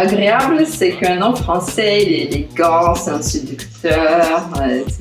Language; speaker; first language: French; non-native, fluent; Russian